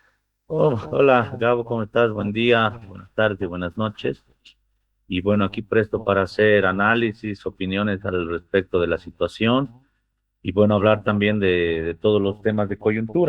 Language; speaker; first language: Spanish; native; Spanish